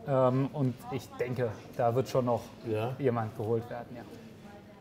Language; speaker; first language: German; native; German